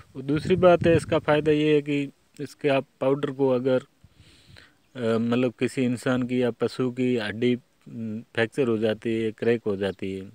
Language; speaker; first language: Hindi; native; Hindi